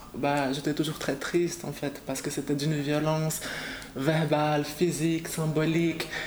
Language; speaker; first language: French; non-native, fluent; Portuguese